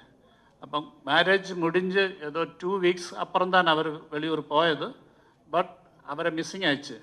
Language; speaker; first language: Tamil; non-native, learner; Malayalam